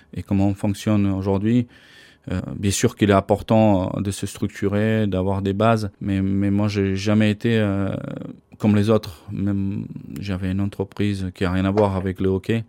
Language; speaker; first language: French; non-native, fluent; Slovak